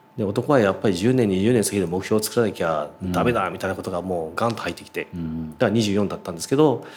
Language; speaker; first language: Japanese; native; Japanese